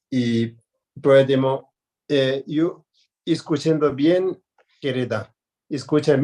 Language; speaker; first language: Spanish; non-native, learner; Tibetan